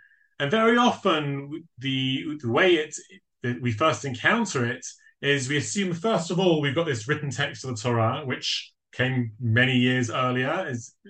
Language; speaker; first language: English; native; English